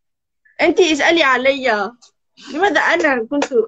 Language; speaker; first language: Arabic; non-native, learner; Malay